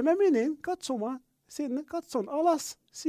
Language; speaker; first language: Finnish; non-native, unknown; Arabic